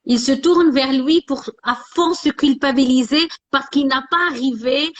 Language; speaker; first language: French; non-native, local second language; Arabic